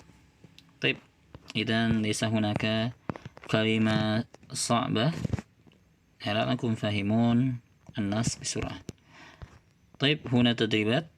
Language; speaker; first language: Arabic; non-native, fluent; Indonesian